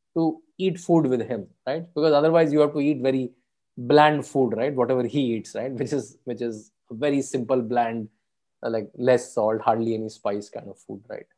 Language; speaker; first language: English; non-native, local second language; Hindi